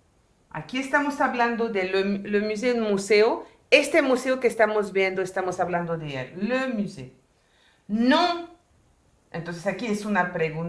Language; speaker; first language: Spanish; non-native, fluent; French